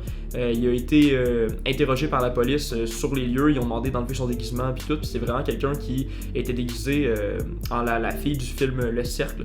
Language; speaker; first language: French; native; French